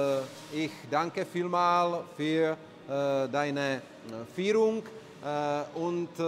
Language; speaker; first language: German; non-native, learner; Czech